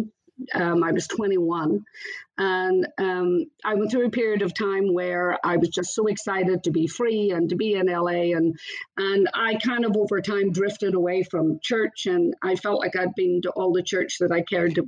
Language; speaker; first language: English; native; English